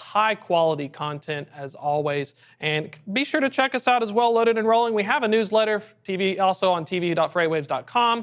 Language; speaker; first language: English; native; English